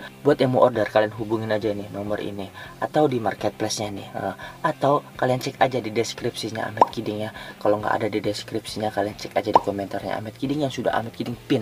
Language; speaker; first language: Indonesian; native; Indonesian